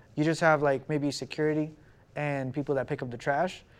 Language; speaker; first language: English; non-native, fluent; Spanish